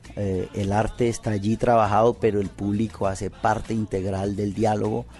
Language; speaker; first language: Spanish; native; Spanish